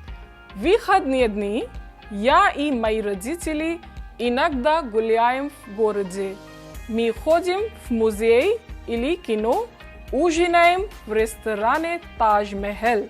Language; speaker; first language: Russian; non-native, fluent; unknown